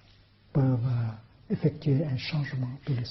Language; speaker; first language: French; non-native, fluent; Vietnamese